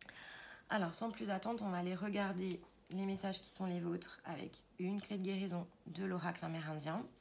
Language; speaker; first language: French; native; French